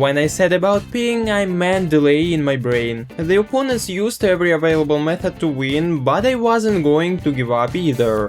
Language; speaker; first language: English; non-native, fluent; Russian